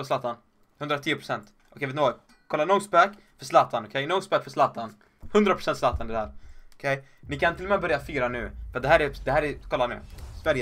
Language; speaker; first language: Swedish; native; Swedish